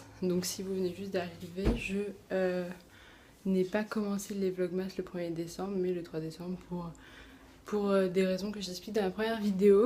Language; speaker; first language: French; native; French